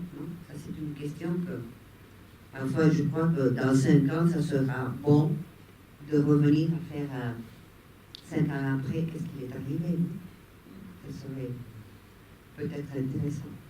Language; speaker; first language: French; non-native, fluent; Spanish